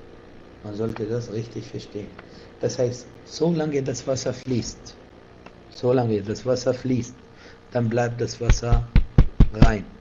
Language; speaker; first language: German; non-native, fluent; Arabic